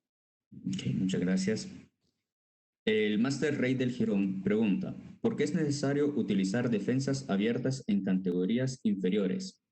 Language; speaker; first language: Spanish; native; Spanish